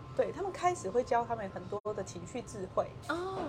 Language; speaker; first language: Chinese; native; Chinese